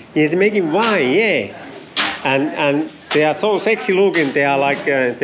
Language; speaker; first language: English; non-native, learner; Finnish